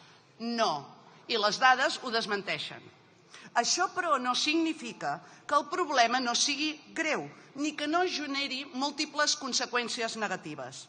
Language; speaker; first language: Catalan; native; Catalan